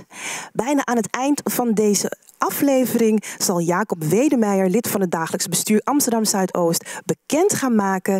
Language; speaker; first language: Dutch; native; Dutch